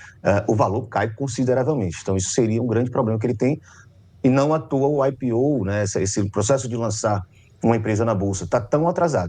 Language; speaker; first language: Portuguese; native; Portuguese